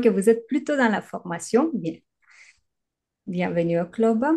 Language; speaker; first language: French; native; French